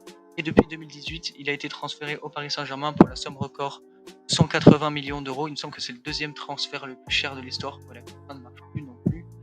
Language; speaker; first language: French; native; French